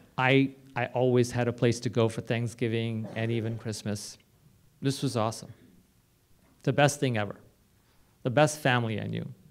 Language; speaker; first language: English; non-native, local second language; Hindi